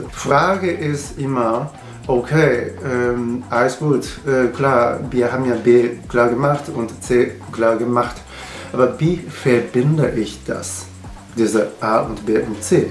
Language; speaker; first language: German; non-native, learner; Japanese